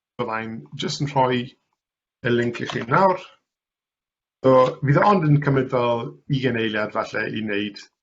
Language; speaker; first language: Welsh; non-native, local second language; English